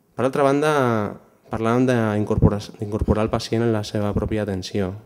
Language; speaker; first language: Catalan; non-native, local second language; Spanish